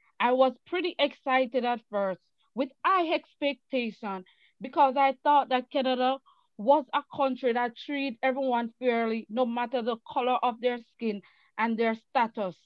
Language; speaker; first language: English; native; English